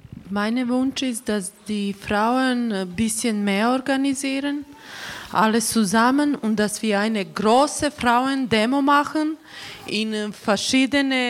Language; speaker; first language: German; non-native, learner; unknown